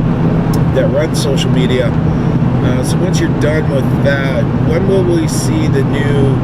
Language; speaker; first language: English; native; English